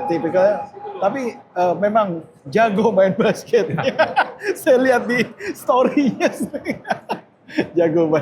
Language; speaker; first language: Indonesian; native; Indonesian